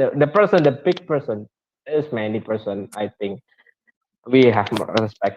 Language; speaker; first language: English; non-native, learner; Indonesian